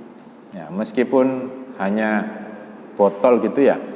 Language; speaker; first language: Indonesian; native; Indonesian